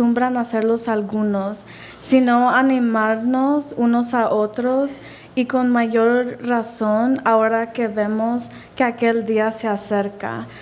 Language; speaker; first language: Spanish; early bilingual, heritage; Spanish